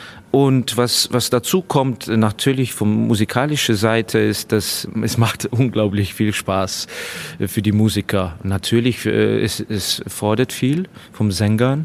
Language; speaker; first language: German; non-native, fluent; Estonian